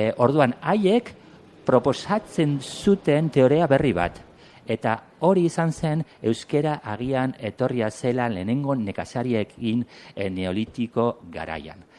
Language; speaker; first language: Basque; non-native, local second language; Spanish